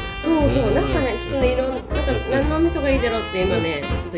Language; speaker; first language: Japanese; native; Japanese